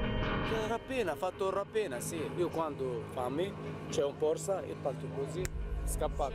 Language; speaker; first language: Italian; non-native, learner; Arabic